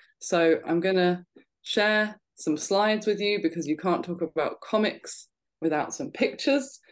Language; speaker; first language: English; native; English